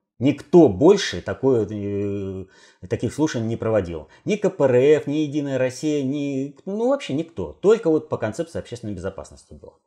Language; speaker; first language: Russian; native; Russian